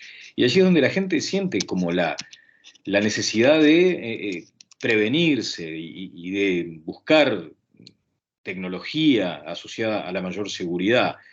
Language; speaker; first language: Spanish; native; Spanish